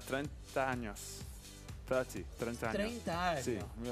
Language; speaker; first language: Spanish; non-native, learner; English